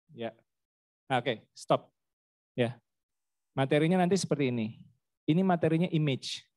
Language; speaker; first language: Indonesian; native; Indonesian